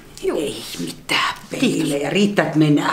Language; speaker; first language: Finnish; native; Finnish